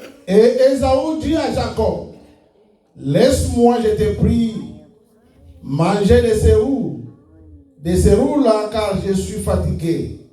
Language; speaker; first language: French; non-native, local second language; Lingala